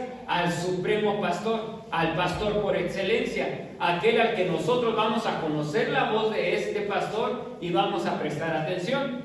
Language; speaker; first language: Spanish; native; Spanish